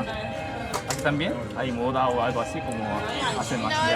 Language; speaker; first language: Spanish; non-native, learner; Korean